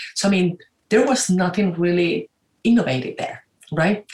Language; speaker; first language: English; non-native, fluent; Spanish